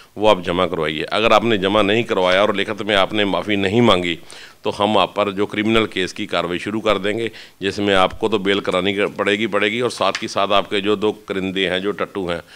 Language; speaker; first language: Hindi; non-native, local second language; Punjabi